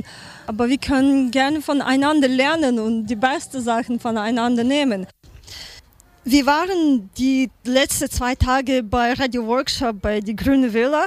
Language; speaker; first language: German; non-native, learner; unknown